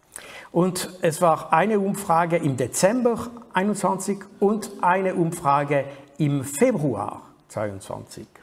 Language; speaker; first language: German; non-native, fluent; French